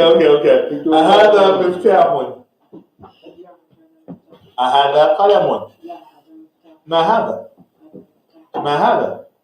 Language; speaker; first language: Arabic; non-native, fluent; English